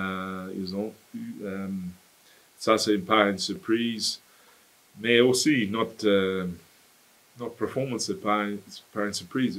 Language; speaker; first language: French; non-native, fluent; English